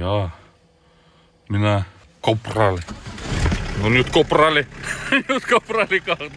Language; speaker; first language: Finnish; non-native, learner; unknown